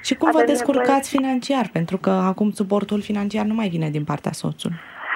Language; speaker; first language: Romanian; native; Romanian